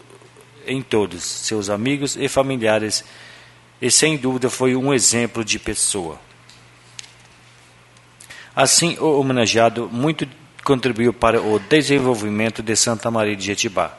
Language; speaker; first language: Portuguese; native; Portuguese